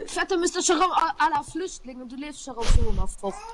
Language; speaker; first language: German; non-native, local second language; Luxembourgish